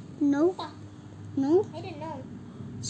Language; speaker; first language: English; early bilingual, other home language; Indonesian